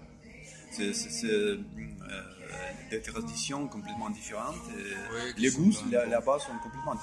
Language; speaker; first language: French; non-native, fluent; Russian